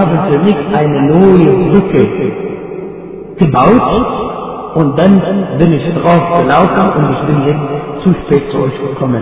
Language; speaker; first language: German; non-native, fluent; Arabic